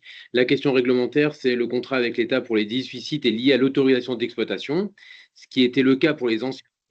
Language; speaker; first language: French; native; French